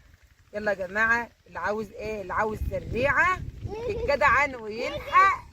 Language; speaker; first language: Arabic; native; Arabic